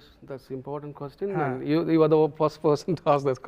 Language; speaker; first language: Telugu; non-native, learner; Tamil